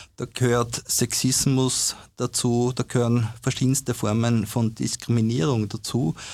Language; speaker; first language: German; native; German